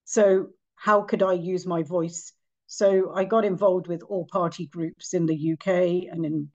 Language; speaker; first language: English; native; English